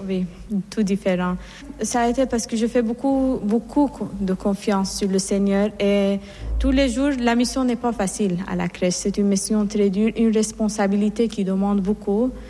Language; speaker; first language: French; non-native, fluent; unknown